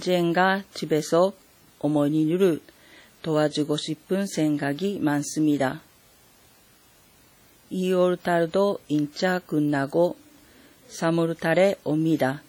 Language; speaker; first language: Korean; non-native, fluent; Japanese